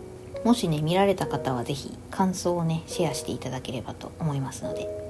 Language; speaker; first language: Japanese; native; Japanese